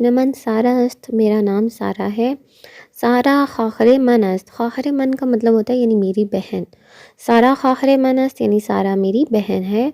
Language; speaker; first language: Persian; non-native, fluent; Urdu